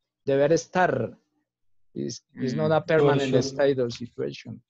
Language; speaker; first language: English; non-native, fluent; Spanish